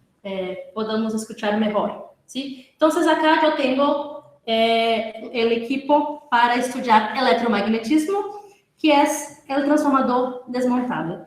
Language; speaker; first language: Spanish; non-native, fluent; Portuguese